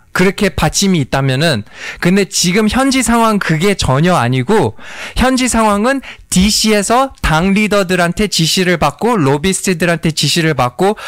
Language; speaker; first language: Korean; early bilingual, heritage; Korean